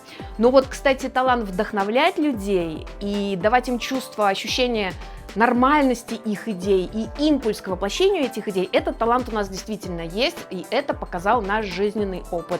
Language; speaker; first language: Russian; native; Russian